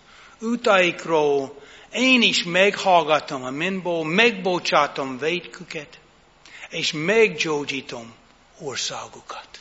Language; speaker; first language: Hungarian; non-native, fluent; English